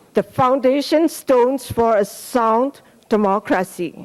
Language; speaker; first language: English; non-native, fluent; Burmese